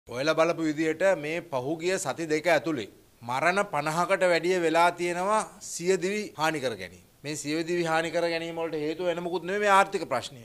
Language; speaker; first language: Sinhala; native; Sinhala